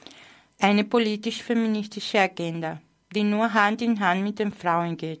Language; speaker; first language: German; non-native, fluent; Spanish